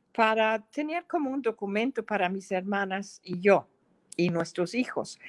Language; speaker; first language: Spanish; non-native, fluent; German